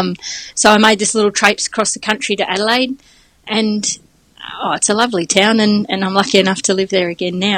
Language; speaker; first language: English; native; English